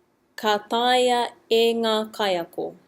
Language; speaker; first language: Māori; non-native, fluent; English